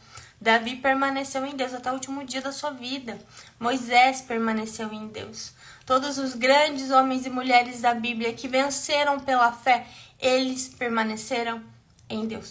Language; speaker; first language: Portuguese; native; Portuguese